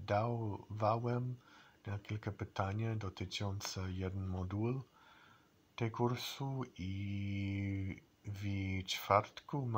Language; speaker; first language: Polish; non-native, learner; English